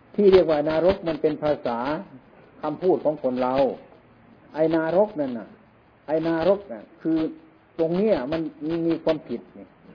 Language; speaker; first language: Thai; non-native, local second language; Northeastern Thai